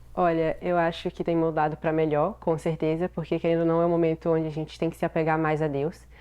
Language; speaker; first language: Portuguese; native; Portuguese